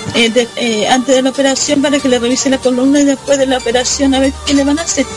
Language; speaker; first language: Spanish; native; Spanish